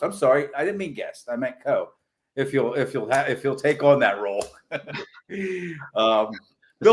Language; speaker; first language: English; native; English